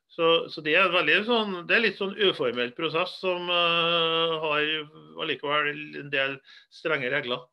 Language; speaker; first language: Norwegian; native; Norwegian